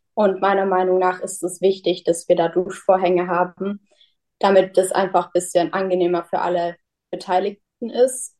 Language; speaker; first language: German; early bilingual, heritage; German